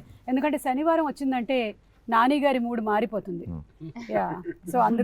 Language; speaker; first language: Telugu; native; Telugu